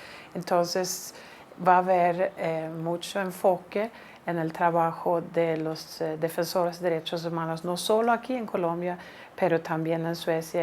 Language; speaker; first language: Spanish; non-native, fluent; Swedish